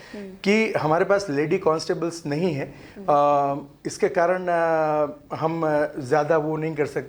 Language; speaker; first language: Hindi; non-native, local second language; Gujarati